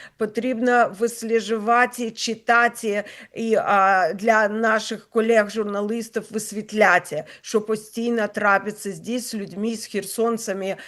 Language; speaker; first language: Ukrainian; non-native, local second language; Russian